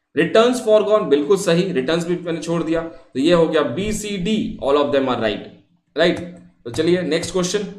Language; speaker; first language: Hindi; non-native, local second language; Bangla